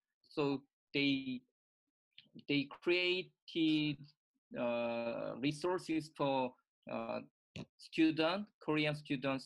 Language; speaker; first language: English; non-native, learner; Korean